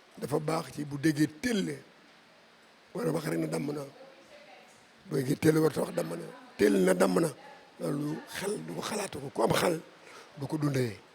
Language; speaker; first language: Wolof; native; Wolof